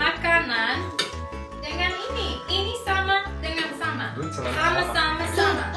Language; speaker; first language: Indonesian; non-native, learner; English